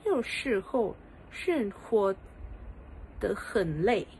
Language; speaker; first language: Chinese; non-native, local second language; Malay